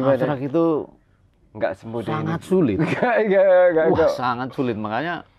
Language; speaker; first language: Indonesian; native; Indonesian